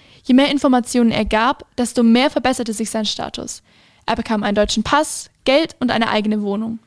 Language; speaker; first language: German; native; German